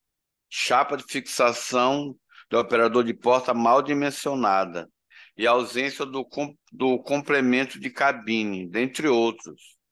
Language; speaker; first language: Portuguese; native; Portuguese